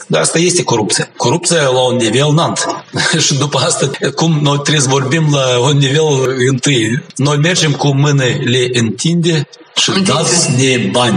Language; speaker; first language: Romanian; non-native, local second language; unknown